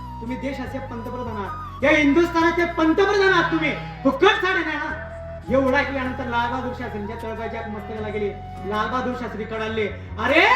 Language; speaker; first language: Marathi; native; Marathi